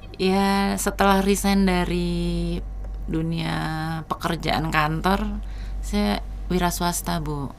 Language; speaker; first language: Indonesian; native; Indonesian